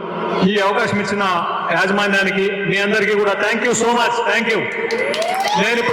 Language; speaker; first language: Telugu; native; Telugu